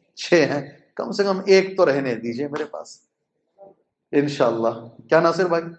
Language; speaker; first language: Urdu; native; Urdu